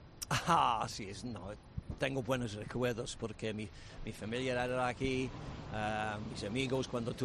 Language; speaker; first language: Spanish; non-native, learner; English